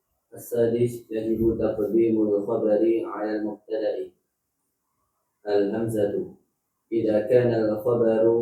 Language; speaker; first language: Arabic; non-native, learner; Indonesian